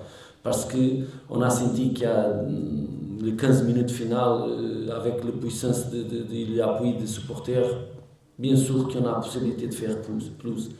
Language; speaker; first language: French; non-native, learner; Portuguese